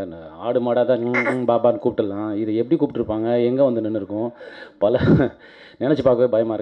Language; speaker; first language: Tamil; native; Tamil